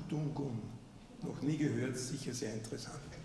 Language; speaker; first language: German; native; German